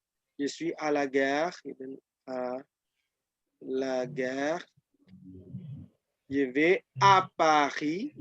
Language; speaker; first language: French; non-native, fluent; Indonesian